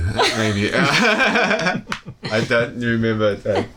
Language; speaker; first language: English; non-native, learner; Japanese